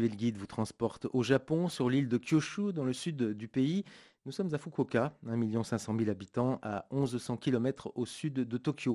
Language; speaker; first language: French; native; French